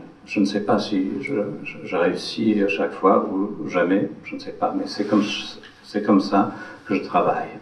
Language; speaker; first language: French; non-native, fluent; English